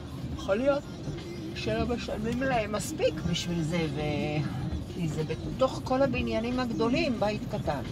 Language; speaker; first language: Hebrew; native; Hebrew